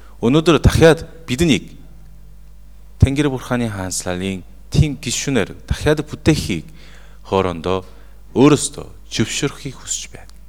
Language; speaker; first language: Mongolian; non-native, fluent; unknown